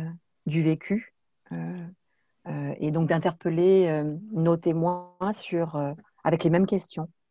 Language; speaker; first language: French; native; French